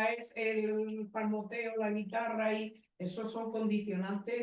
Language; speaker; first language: Spanish; native; Spanish